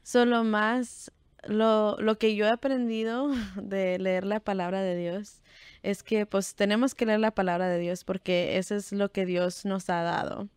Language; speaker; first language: Spanish; early bilingual, heritage; Spanish